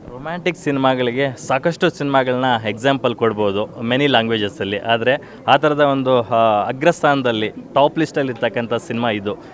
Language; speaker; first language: Kannada; native; Kannada